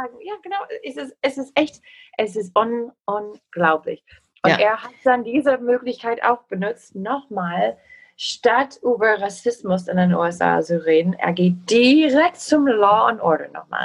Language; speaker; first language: German; non-native, fluent; English